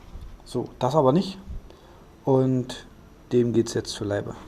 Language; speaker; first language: German; native; German